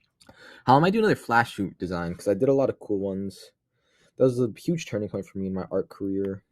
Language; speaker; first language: English; native; English